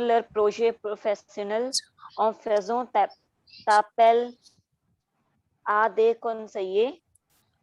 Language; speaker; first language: French; non-native, learner; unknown